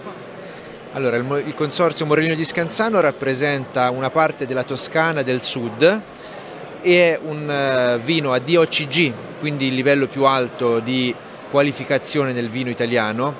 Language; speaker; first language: Italian; native; Italian